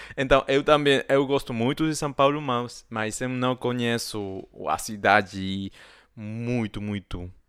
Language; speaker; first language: Portuguese; non-native, fluent; Spanish